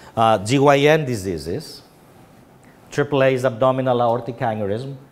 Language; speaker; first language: English; non-native, fluent; Greek